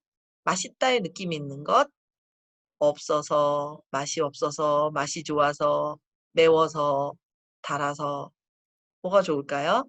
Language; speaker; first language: Korean; native; Korean